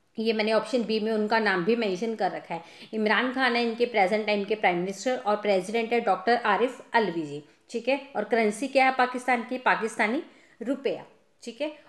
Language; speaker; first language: Hindi; non-native, local second language; Punjabi